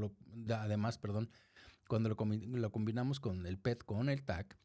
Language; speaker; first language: Spanish; native; Spanish